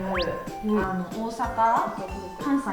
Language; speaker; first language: Japanese; native; Japanese